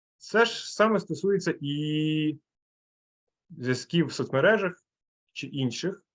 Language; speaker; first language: Ukrainian; native; Ukrainian